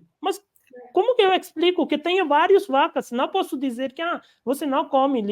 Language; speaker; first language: Portuguese; non-native, learner; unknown